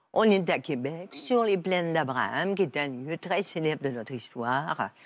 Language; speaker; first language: French; native; French